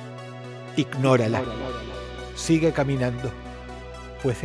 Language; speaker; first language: Spanish; native; Spanish